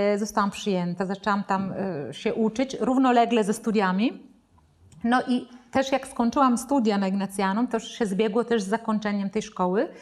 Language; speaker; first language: Polish; non-native, fluent; Italian